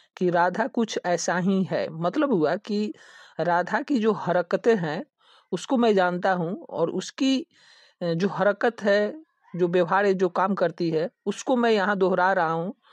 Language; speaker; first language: Hindi; native; Hindi